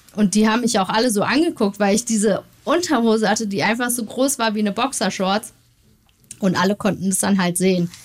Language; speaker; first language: German; early bilingual, other home language; Turkish